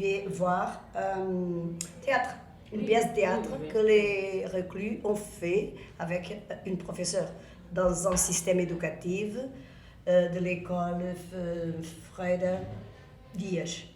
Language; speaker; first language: French; non-native, fluent; Portuguese